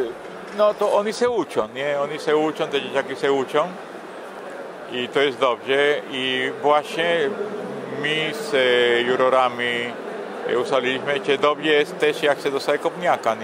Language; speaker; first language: Polish; non-native, fluent; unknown